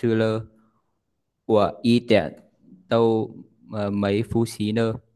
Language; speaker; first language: Chinese; non-native, learner; Vietnamese